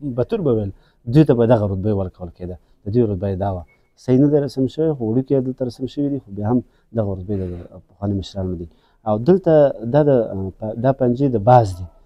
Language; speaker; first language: Pashto; non-native, local second language; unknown